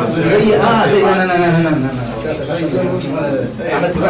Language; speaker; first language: Arabic; native; Arabic